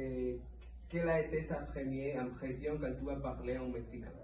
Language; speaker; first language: French; non-native, learner; Spanish